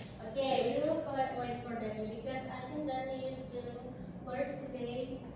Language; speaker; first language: English; non-native, learner; Indonesian